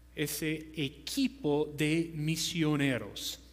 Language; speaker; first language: Spanish; non-native, fluent; English